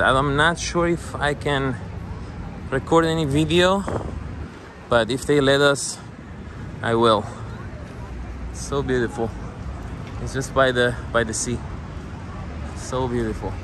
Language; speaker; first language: English; non-native, fluent; Persian